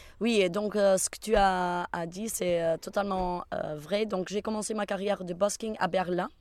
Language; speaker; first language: French; non-native, fluent; Portuguese